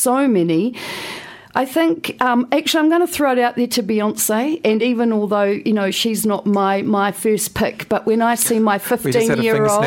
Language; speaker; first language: English; native; English